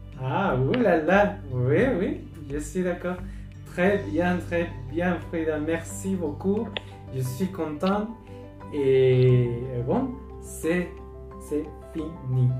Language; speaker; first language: French; non-native, fluent; Spanish